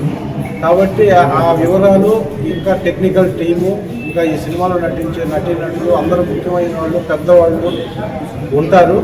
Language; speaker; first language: Telugu; native; Telugu